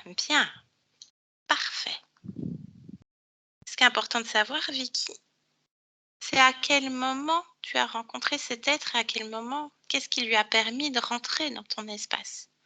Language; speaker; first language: French; native; French